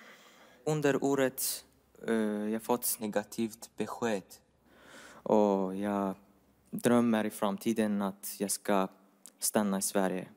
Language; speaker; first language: Swedish; non-native, learner; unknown